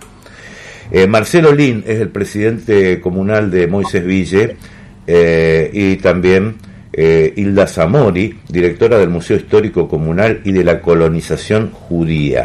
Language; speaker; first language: Spanish; native; Spanish